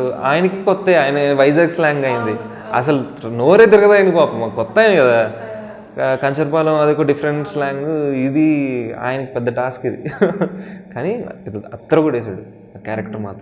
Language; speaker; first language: Telugu; native; Telugu